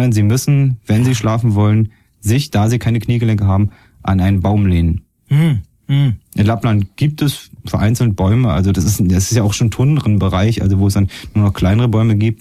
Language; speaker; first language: German; native; German